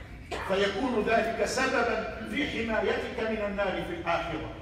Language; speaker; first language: Arabic; native; Arabic